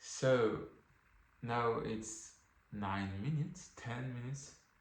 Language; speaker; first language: English; non-native, learner; French